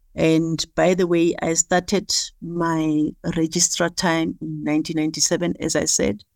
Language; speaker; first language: English; non-native, local second language; Southern Sotho